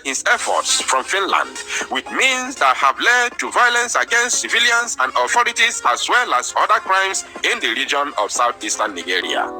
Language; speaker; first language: English; non-native, local second language; Igbo